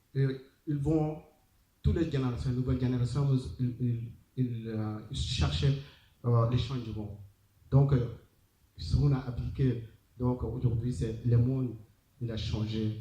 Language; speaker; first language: French; non-native, learner; Arabic